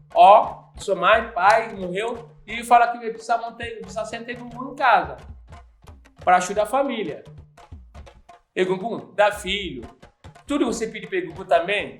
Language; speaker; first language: Portuguese; non-native, learner; Yoruba